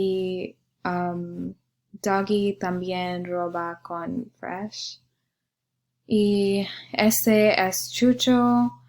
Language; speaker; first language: Spanish; non-native, learner; English